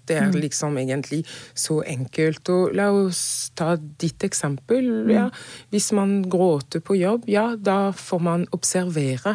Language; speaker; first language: Norwegian; non-native, fluent; French